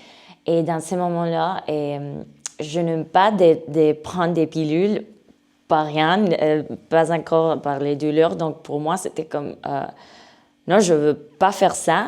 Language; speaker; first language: French; non-native, learner; Spanish